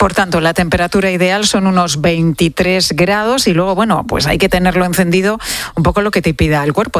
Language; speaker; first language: Spanish; native; Spanish